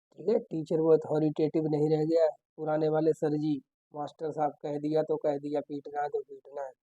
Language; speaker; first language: Hindi; native; Hindi